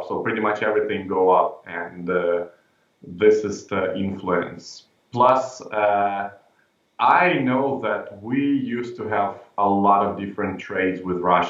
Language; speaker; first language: English; non-native, fluent; Ukrainian